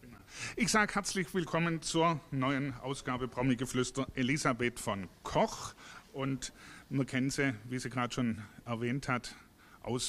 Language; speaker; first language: German; native; German